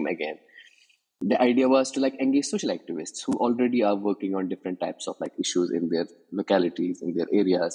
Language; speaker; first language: English; non-native, local second language; Kashmiri